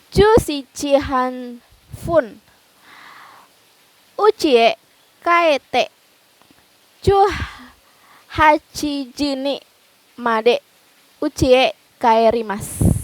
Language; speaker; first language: Japanese; non-native, learner; Indonesian